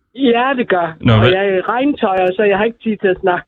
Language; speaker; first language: Danish; non-native, fluent; Serbian